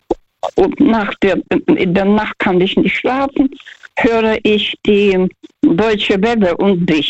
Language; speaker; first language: German; non-native, fluent; Russian